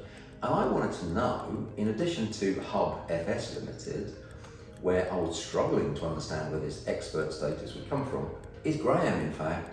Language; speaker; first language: English; native; English